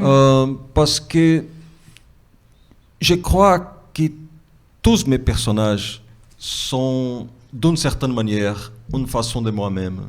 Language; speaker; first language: French; non-native, fluent; Portuguese